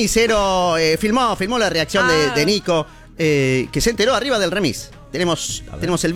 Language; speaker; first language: Spanish; native; Spanish